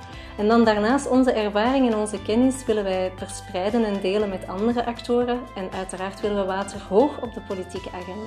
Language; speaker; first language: Dutch; native; Dutch